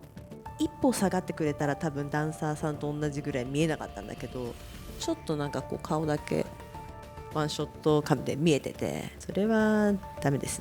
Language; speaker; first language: Japanese; native; Japanese